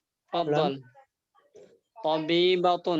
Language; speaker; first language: Arabic; non-native, fluent; Indonesian